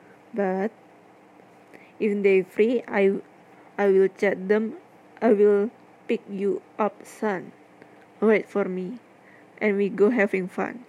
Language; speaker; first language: English; non-native, learner; Indonesian